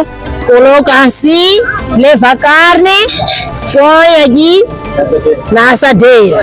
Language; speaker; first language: Portuguese; non-native, local second language; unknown